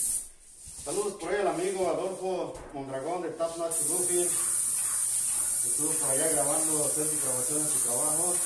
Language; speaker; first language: Spanish; native; Spanish